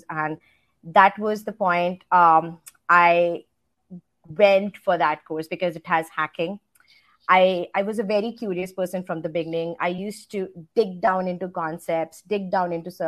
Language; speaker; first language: English; non-native, local second language; Hindi